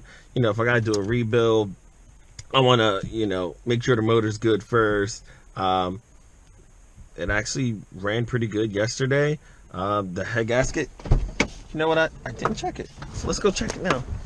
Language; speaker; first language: English; native; English